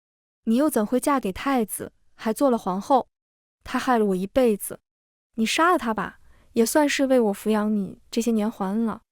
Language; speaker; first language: Chinese; native; Chinese